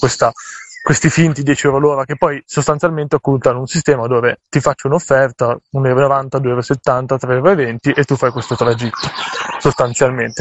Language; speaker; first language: Italian; native; Italian